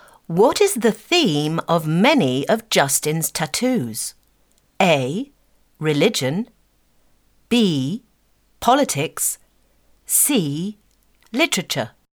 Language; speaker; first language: English; native; English